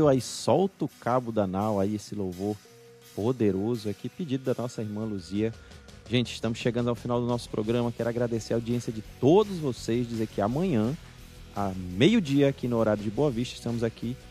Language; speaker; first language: Portuguese; native; Portuguese